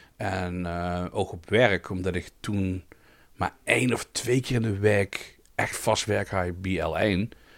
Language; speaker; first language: Dutch; native; Dutch